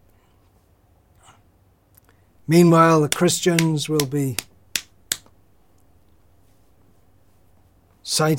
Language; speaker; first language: English; native; English